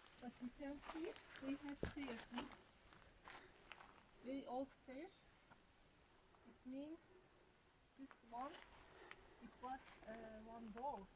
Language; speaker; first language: English; non-native, learner; Turkish